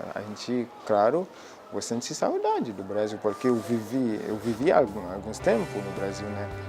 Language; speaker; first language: Portuguese; non-native, fluent; Haitian Creole